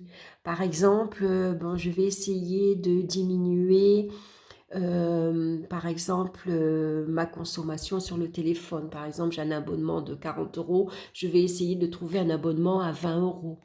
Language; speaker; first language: French; native; French